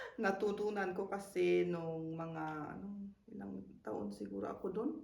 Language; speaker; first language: Filipino; non-native, local second language; German